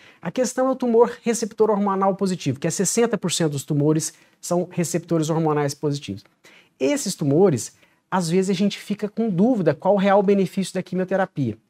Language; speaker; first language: Portuguese; native; Portuguese